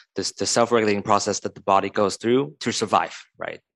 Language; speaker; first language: English; non-native, local second language; Cantonese